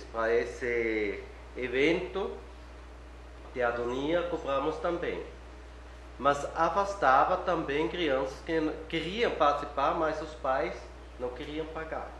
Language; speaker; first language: Portuguese; non-native, fluent; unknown